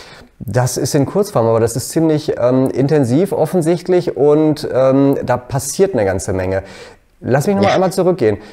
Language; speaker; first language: German; native; German